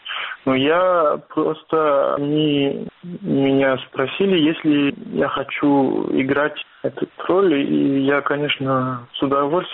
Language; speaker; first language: Russian; non-native, fluent; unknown